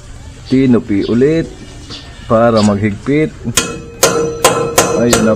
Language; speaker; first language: Filipino; native; Filipino